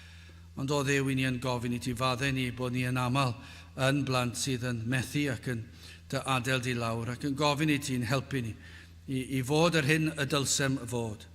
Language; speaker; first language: Welsh; native; Welsh